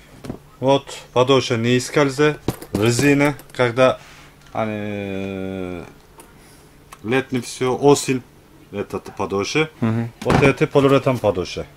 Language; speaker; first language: Russian; non-native, learner; Turkish